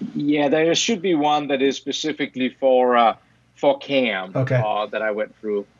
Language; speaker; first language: English; non-native, fluent; Danish